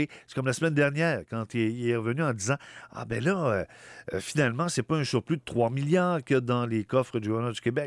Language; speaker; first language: French; native; French